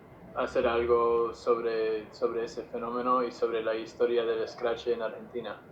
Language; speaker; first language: Spanish; non-native, fluent; English